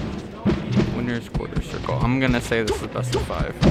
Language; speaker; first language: English; native; English